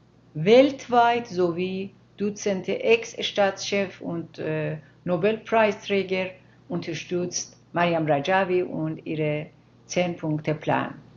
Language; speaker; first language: German; non-native, fluent; Persian